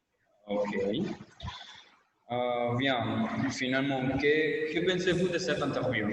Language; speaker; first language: French; non-native, learner; Spanish